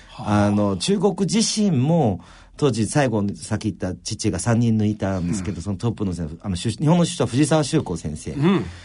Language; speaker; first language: Japanese; early bilingual, other home language; Chinese